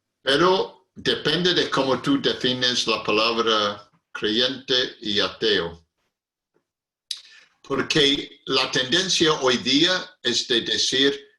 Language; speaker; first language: Spanish; non-native, fluent; English